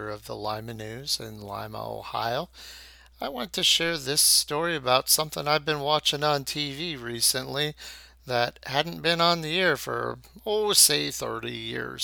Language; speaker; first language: English; native; English